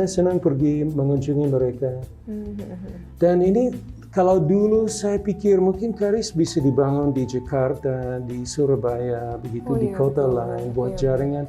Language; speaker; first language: Indonesian; non-native, local second language; English